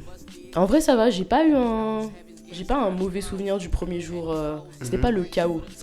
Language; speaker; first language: French; native; French